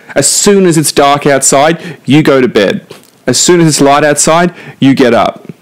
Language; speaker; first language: English; native; English